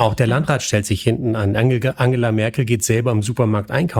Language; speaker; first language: German; native; German